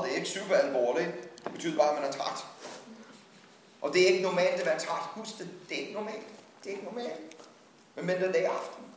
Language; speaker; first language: Danish; non-native, fluent; English